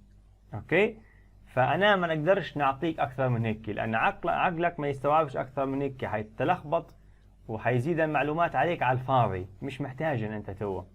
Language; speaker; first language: Arabic; native; Arabic